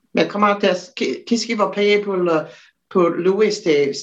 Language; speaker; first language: French; native; French